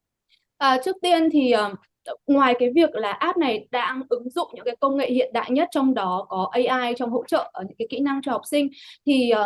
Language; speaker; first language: Vietnamese; native; Vietnamese